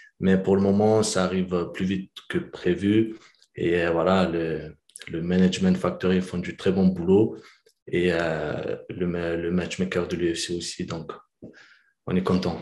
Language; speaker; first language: French; early bilingual, other home language; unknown